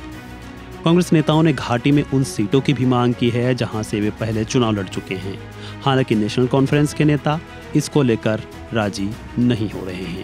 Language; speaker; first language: Hindi; native; Hindi